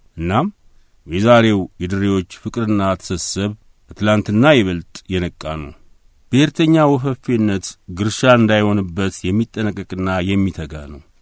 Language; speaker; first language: Amharic; native; Amharic